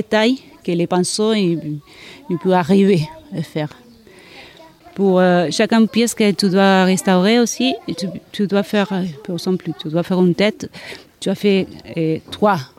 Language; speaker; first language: French; non-native, learner; Spanish